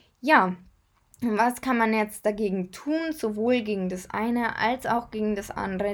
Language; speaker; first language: German; native; German